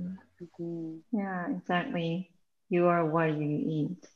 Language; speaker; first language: English; non-native, learner; Japanese